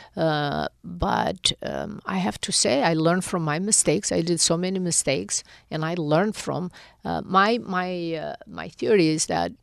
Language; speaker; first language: English; non-native, fluent; Romanian